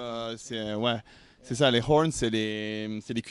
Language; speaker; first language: French; native; French